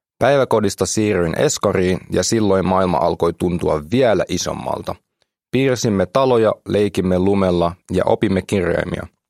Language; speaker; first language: Finnish; early bilingual, other home language; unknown